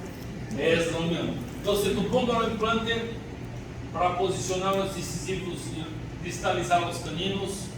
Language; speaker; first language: Spanish; non-native, learner; Portuguese